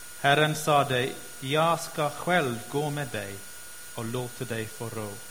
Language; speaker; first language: Swedish; non-native, fluent; English